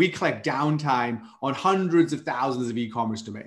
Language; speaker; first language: English; native; English